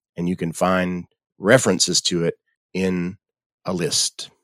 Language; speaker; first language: English; native; English